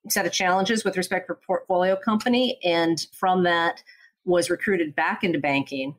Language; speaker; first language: English; native; English